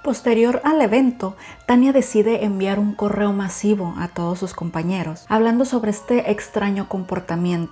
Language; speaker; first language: Spanish; native; Spanish